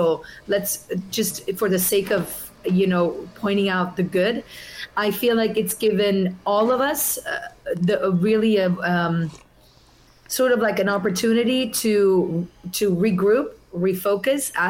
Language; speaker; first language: English; non-native, fluent; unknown